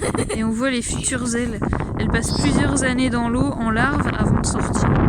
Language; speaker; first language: French; native; French